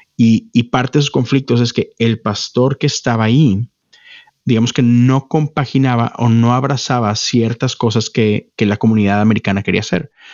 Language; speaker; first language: Spanish; native; Spanish